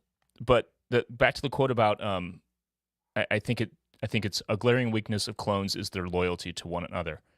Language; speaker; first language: English; native; English